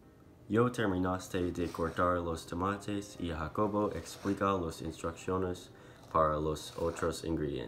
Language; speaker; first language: Spanish; non-native, learner; English